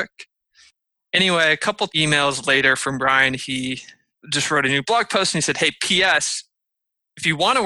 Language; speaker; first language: English; native; English